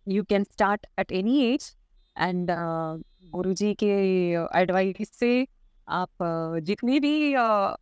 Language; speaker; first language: Hindi; non-native, local second language; Tamil